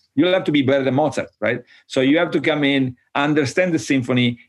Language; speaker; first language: English; non-native, fluent; Italian